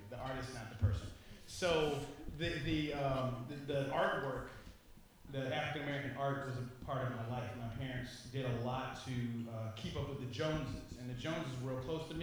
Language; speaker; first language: English; native; English